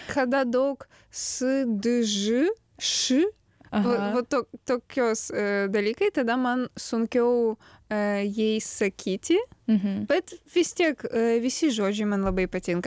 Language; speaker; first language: Lithuanian; non-native, learner; Ukrainian